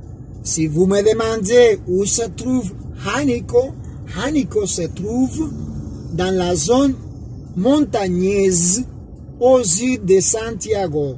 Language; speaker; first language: French; non-native, fluent; Spanish